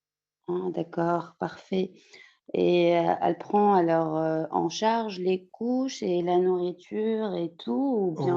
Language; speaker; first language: French; non-native, fluent; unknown